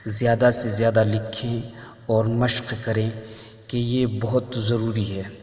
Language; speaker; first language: Urdu; native; Urdu